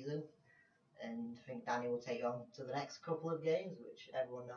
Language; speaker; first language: English; native; English